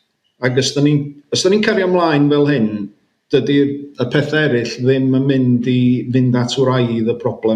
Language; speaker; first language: Welsh; native; Welsh